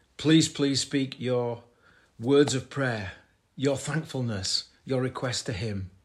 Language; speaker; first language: English; native; English